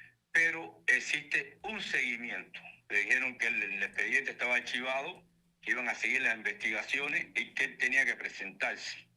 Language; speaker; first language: Spanish; native; Spanish